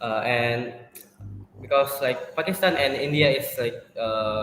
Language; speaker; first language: English; non-native, fluent; Indonesian